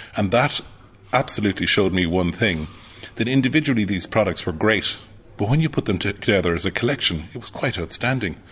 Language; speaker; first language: English; native; English